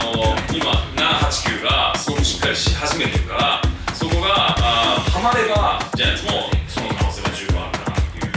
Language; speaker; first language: Japanese; native; Japanese